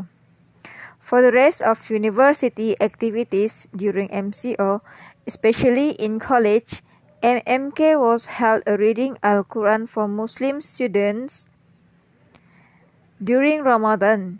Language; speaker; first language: English; non-native, local second language; Malay